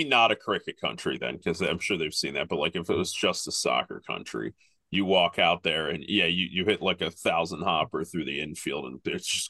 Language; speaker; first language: English; native; English